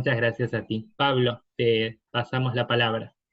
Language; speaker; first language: Spanish; native; Spanish